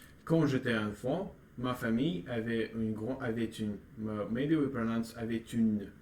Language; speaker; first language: French; non-native, learner; Russian